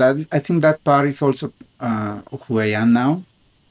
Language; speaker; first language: English; non-native, fluent; Spanish